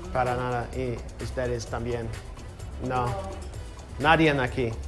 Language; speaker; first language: Spanish; non-native, learner; English